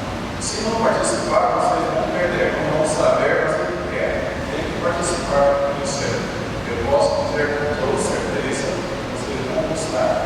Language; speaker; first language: Portuguese; non-native, learner; English